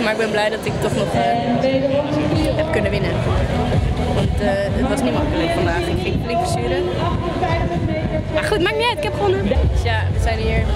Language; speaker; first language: Dutch; native; Dutch